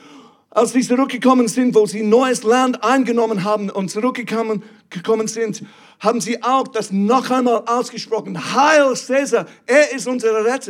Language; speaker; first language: German; non-native, fluent; English